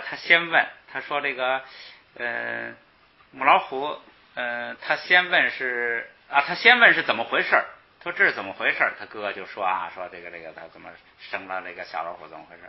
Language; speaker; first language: Chinese; native; Chinese